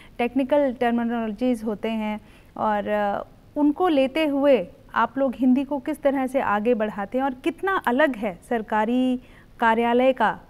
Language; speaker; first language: Hindi; native; Hindi